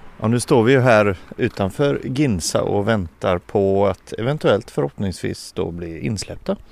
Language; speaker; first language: Swedish; native; Swedish